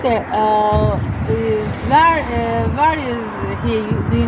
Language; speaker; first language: English; non-native, learner; Turkish